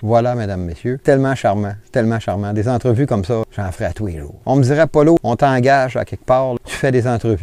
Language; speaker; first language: French; native; French